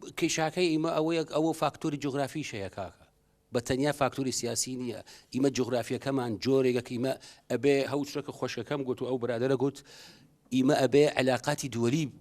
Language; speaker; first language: Central Kurdish; non-native, local second language; Southern Kurdish